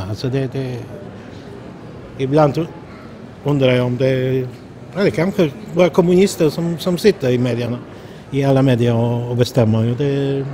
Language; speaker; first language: Swedish; non-native, fluent; Polish